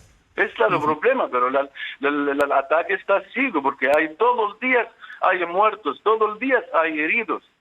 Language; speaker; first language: Spanish; non-native, fluent; Arabic